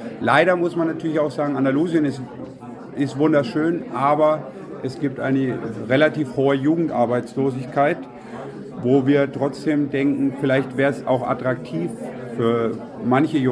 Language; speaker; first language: German; native; German